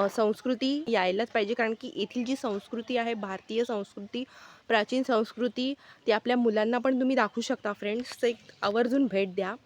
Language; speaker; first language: Marathi; non-native, local second language; Hindi